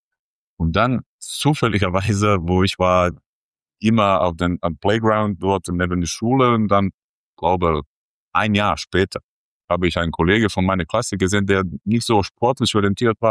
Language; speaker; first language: German; non-native, fluent; Croatian